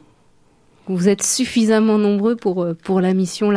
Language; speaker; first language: French; native; French